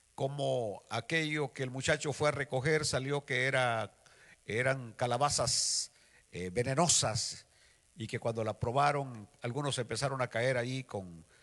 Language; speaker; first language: Spanish; native; Spanish